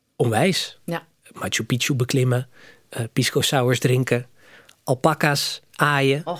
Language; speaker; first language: Dutch; native; Dutch